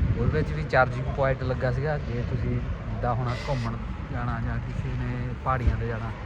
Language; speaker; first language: Punjabi; native; Punjabi